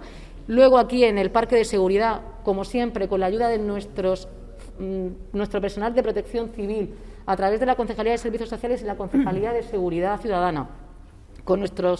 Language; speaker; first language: Spanish; native; Spanish